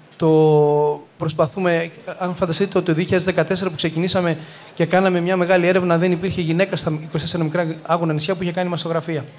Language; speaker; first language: Greek; native; Greek